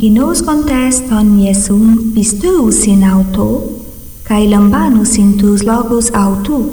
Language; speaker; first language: Greek; non-native, fluent; Portuguese